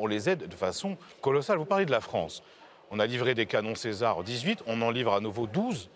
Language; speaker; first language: French; native; French